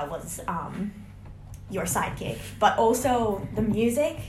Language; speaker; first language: English; non-native, fluent; Hungarian